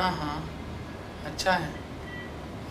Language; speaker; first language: Hindi; non-native, local second language; Telugu